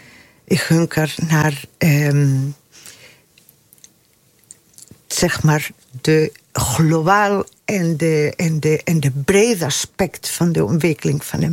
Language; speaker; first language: Dutch; non-native, fluent; Spanish